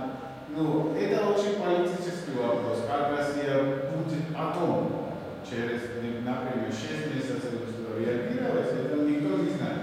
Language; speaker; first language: Russian; non-native, fluent; Georgian